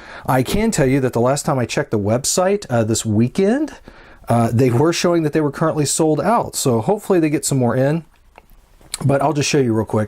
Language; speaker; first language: English; native; English